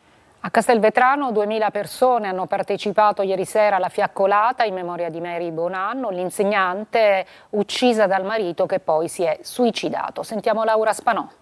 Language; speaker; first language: Italian; native; Italian